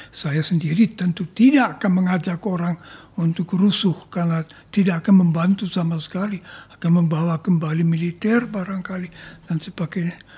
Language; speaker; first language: Indonesian; non-native, fluent; German